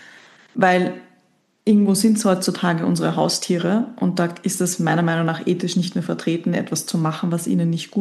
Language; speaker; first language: German; native; German